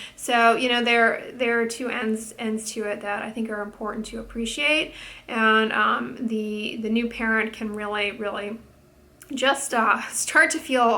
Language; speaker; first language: English; native; English